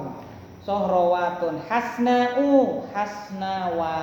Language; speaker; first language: Arabic; non-native, fluent; Indonesian